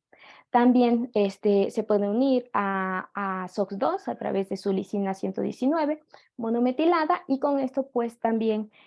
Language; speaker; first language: Spanish; native; Spanish